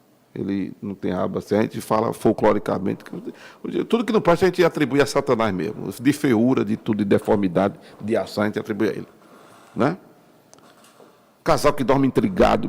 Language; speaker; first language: Portuguese; native; Portuguese